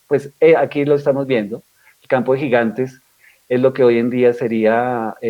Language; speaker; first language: Spanish; native; Spanish